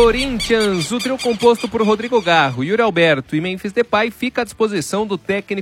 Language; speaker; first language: Portuguese; native; Portuguese